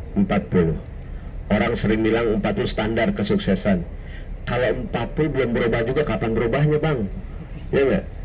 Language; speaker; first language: Indonesian; native; Indonesian